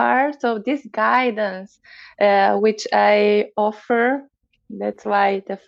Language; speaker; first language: English; non-native, fluent; Romanian